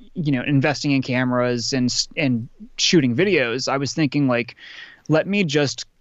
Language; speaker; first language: English; native; English